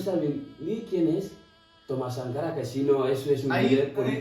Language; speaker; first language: Spanish; non-native, fluent; Fula